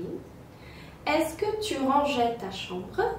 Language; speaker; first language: French; non-native, fluent; Polish